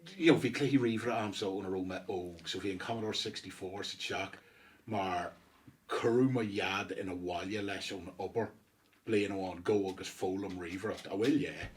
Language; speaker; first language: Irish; non-native, local second language; English